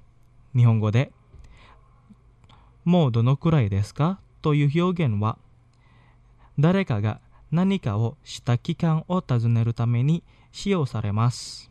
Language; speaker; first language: Japanese; non-native, fluent; Indonesian